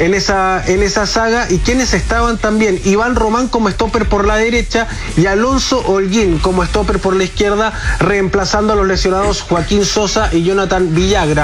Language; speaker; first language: Spanish; native; Spanish